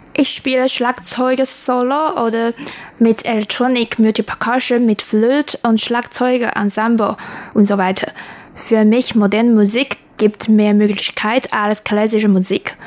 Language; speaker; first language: German; non-native, learner; Chinese